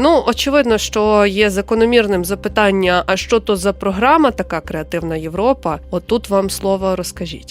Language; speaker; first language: Ukrainian; native; Ukrainian